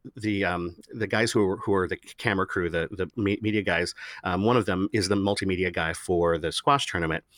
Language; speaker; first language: English; native; English